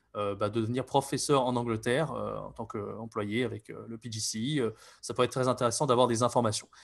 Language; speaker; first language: French; native; French